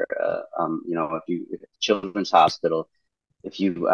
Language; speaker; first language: English; native; English